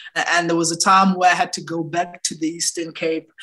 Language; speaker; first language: English; non-native, local second language; Xhosa